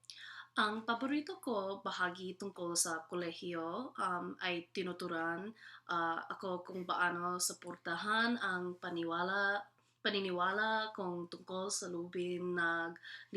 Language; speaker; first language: Filipino; non-native, learner; English